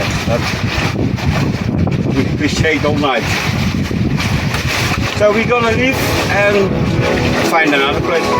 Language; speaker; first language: English; non-native, fluent; Dutch